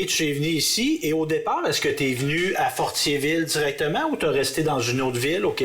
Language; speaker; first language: French; native; French